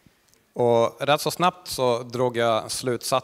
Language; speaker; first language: Swedish; native; Swedish